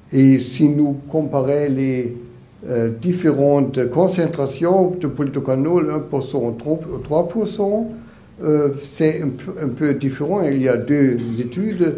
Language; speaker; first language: French; non-native, learner; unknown